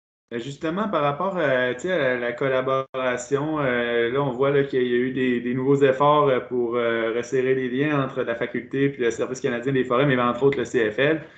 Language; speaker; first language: French; native; French